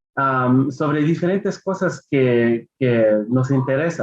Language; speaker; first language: Spanish; early bilingual, heritage; Spanish